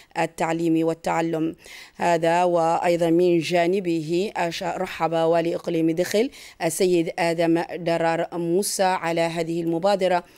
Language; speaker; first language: Arabic; non-native, local second language; Somali